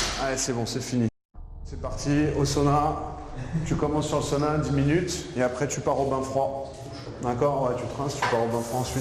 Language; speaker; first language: French; native; French